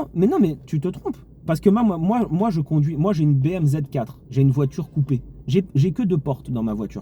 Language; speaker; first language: French; native; French